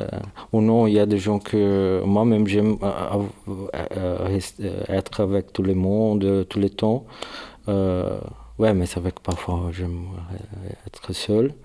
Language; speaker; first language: French; non-native, learner; Portuguese